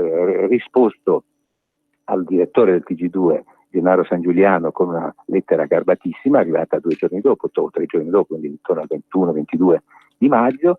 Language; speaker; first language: Italian; native; Italian